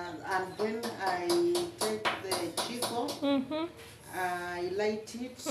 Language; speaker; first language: English; non-native, local second language; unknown